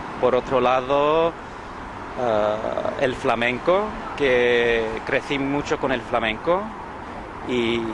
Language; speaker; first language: Spanish; early bilingual, heritage; English